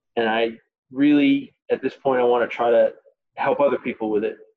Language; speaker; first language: English; native; English